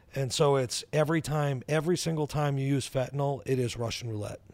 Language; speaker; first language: English; native; English